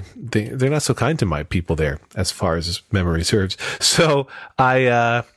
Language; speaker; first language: English; native; English